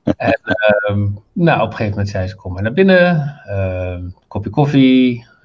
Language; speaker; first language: Dutch; non-native, fluent; Arabic